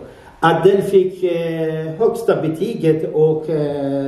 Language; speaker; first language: Swedish; non-native, fluent; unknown